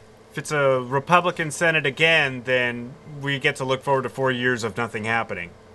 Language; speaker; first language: English; native; English